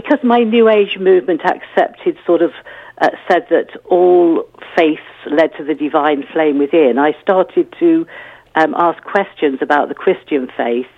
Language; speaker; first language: English; native; English